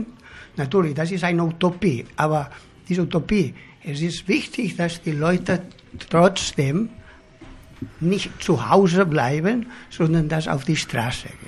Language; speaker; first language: German; non-native, learner; Catalan